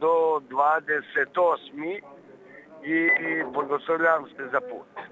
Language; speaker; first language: Bulgarian; non-native, learner; Serbian